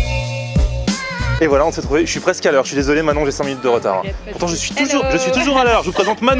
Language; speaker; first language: French; native; French